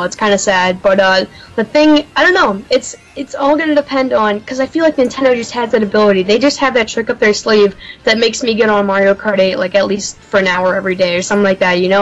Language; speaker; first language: English; native; English